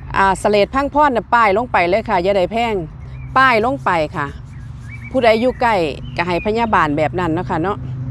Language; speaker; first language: Thai; native; Thai